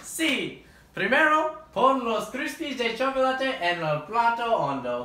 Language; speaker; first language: Spanish; non-native, learner; English